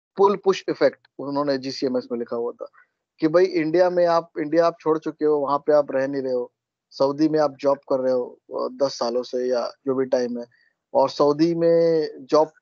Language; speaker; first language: Hindi; native; Hindi